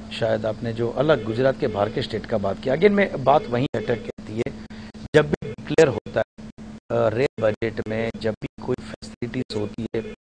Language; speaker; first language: Hindi; non-native, local second language; Gujarati